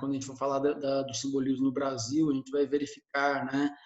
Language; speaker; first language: Portuguese; native; Portuguese